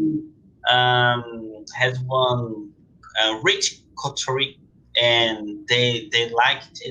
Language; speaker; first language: English; non-native, learner; Portuguese